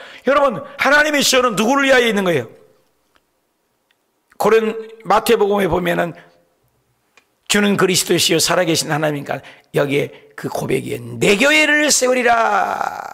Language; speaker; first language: Korean; native; Korean